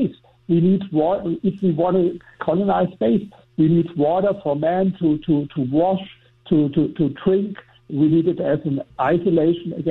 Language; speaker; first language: English; non-native, fluent; German